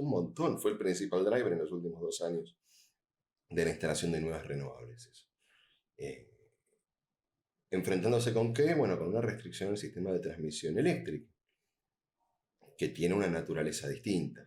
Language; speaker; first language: Spanish; native; Spanish